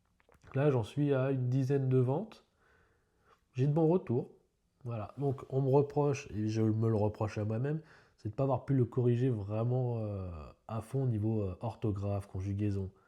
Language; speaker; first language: French; native; French